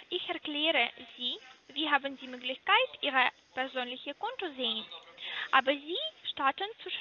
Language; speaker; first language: German; non-native, learner; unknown